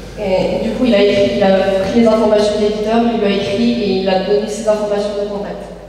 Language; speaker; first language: French; native; French